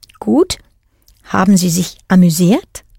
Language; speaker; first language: German; non-native, fluent; English